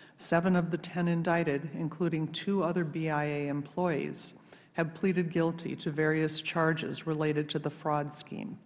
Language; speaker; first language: English; native; English